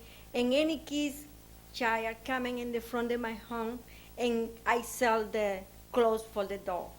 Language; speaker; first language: English; non-native, learner; Spanish